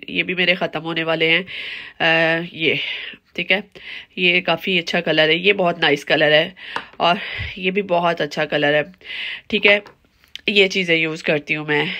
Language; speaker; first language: Urdu; non-native, local second language; Punjabi